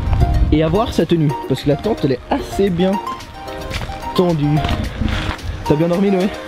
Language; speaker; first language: French; native; French